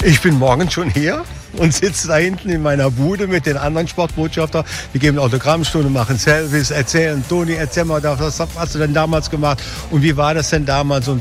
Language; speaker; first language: German; native; German